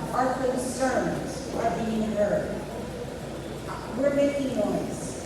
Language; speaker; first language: English; native; English